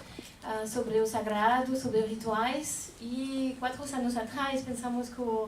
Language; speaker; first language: Portuguese; non-native, fluent; French